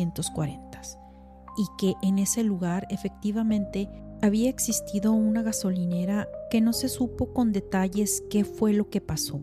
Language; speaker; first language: Spanish; native; Spanish